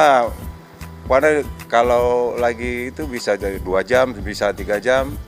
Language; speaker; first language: Indonesian; non-native, local second language; Minangkabau